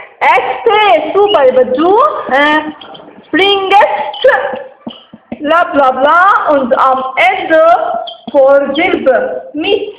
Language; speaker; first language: German; non-native, learner; Arabic